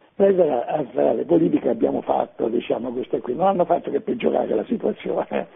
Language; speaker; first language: Italian; native; Italian